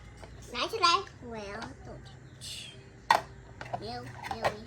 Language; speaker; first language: Chinese; early bilingual, heritage; Chinese